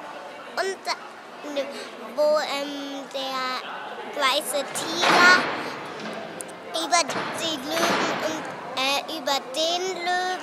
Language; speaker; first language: German; native; German